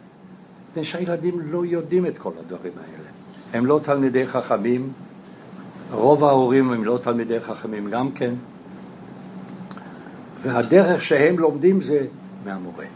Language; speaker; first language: Hebrew; non-native, fluent; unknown